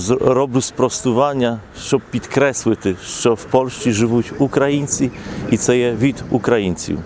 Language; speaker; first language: Polish; non-native, local second language; Ukrainian